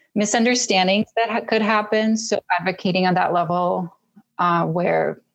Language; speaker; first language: English; early bilingual, other home language; Russian